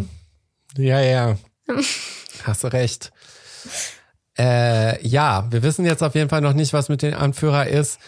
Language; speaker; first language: German; native; German